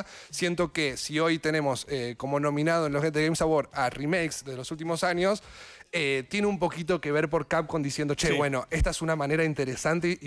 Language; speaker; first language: Spanish; native; Spanish